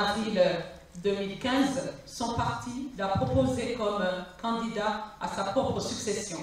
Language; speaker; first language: French; non-native, local second language; Rundi